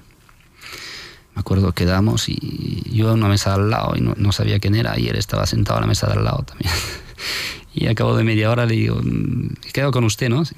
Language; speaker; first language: Spanish; non-native, fluent; French